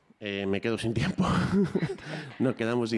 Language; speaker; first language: Spanish; native; Spanish